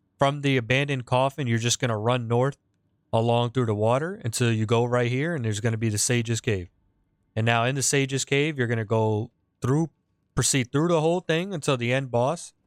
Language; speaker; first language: English; native; English